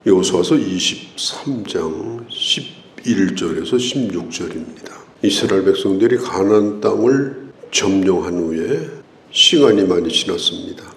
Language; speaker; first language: Korean; native; Korean